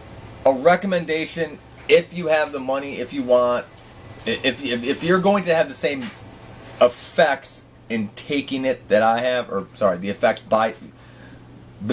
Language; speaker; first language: English; native; English